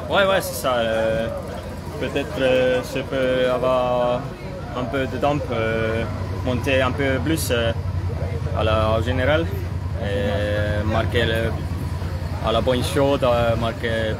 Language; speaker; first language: French; non-native, learner; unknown